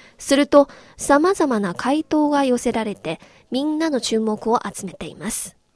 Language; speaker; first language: Japanese; non-native, fluent; Chinese